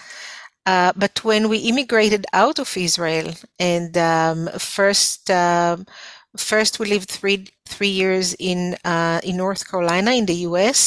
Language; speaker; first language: English; non-native, fluent; Hebrew